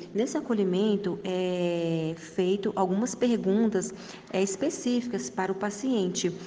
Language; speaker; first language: Portuguese; native; Portuguese